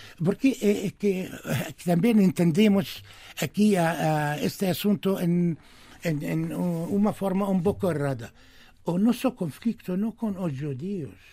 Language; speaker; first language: Portuguese; non-native, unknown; Arabic